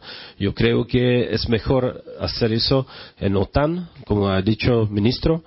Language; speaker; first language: Spanish; non-native, learner; Czech